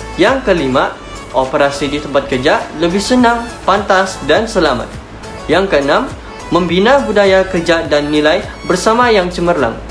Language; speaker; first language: Malay; non-native, local second language; Chinese